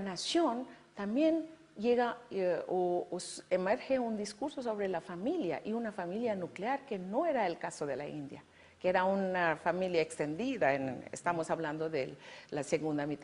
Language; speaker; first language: Spanish; non-native, fluent; Bangla